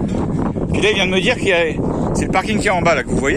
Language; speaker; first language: French; native; French